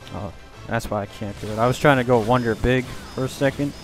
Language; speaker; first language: English; native; English